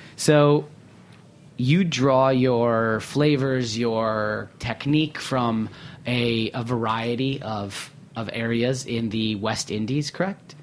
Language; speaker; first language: English; native; English